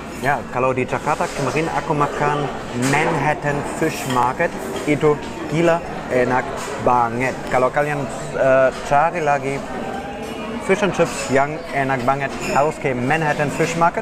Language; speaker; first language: Indonesian; non-native, fluent; German